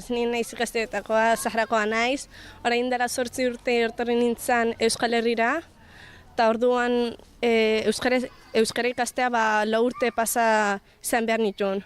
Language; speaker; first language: Basque; early bilingual, other home language; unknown